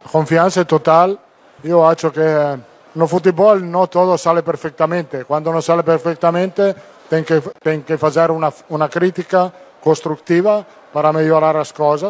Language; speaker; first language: Portuguese; non-native, learner; Spanish